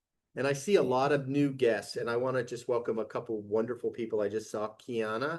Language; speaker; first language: English; native; English